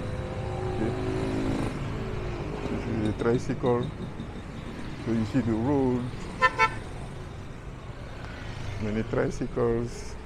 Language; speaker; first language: English; non-native, learner; French